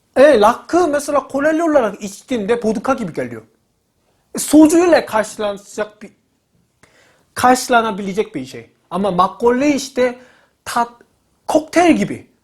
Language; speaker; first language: Turkish; non-native, learner; Korean